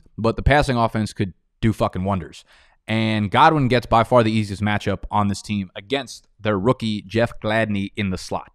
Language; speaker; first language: English; native; English